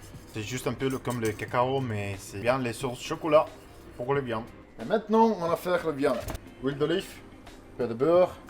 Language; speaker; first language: French; non-native, learner; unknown